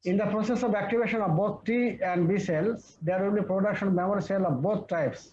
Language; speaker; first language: English; non-native, local second language; Bangla